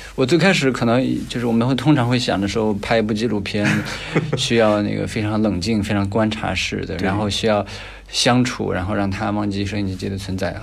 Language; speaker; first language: Chinese; native; Chinese